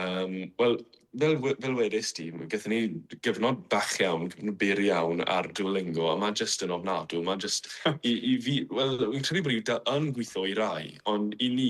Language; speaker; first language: Welsh; non-native, fluent; English